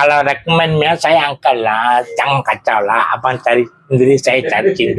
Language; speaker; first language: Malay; non-native, local second language; Tamil